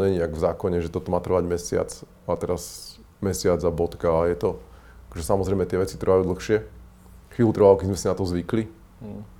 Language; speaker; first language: Slovak; native; Slovak